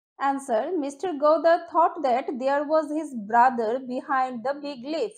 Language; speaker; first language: English; non-native, local second language; Bangla